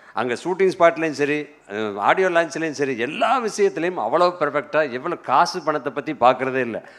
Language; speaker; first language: Tamil; native; Tamil